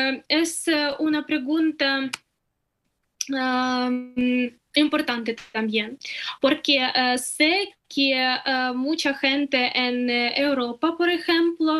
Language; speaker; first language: Spanish; non-native, fluent; Ukrainian